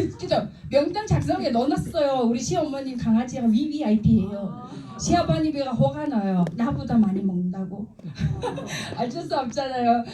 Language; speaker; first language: Korean; non-native, fluent; Mongolian